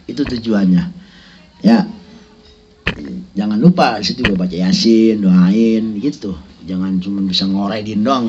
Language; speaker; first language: Indonesian; native; Indonesian